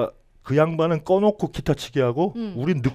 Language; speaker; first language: Korean; native; Korean